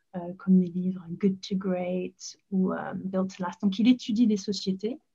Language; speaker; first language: French; non-native, fluent; English